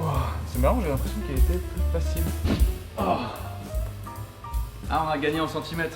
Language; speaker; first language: French; native; French